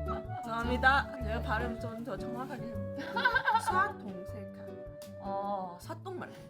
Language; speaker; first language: Korean; non-native, learner; Chinese